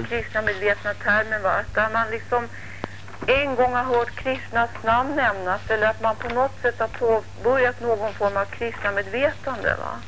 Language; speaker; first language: Swedish; native; Swedish